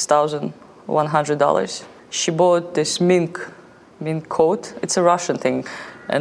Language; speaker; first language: English; non-native, fluent; Russian